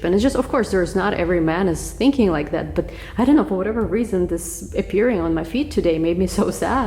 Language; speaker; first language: English; non-native, fluent; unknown